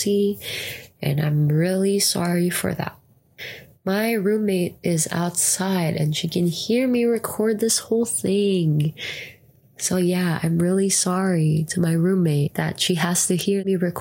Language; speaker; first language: English; non-native, local second language; Filipino